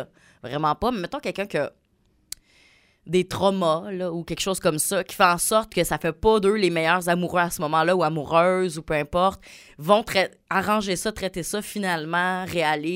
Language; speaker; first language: French; native; French